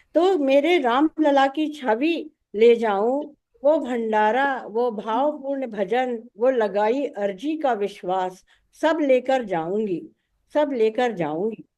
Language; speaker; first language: Hindi; native; Hindi